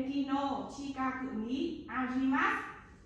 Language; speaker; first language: Japanese; non-native, learner; Vietnamese